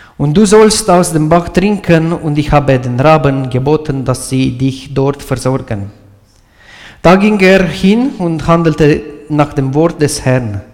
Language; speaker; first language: German; non-native, fluent; Romanian